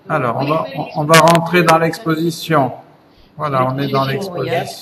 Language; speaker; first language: French; native; French